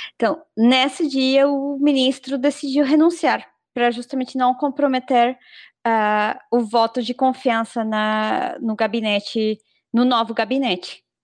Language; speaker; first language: Portuguese; non-native, fluent; Spanish